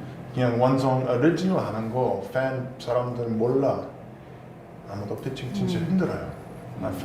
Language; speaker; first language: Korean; non-native, learner; English